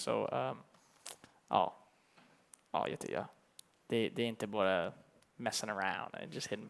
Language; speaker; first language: Swedish; early bilingual, heritage; English